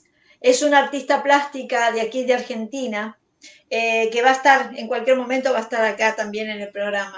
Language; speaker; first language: Spanish; native; Spanish